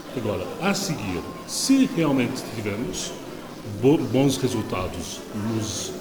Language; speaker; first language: Portuguese; non-native, fluent; English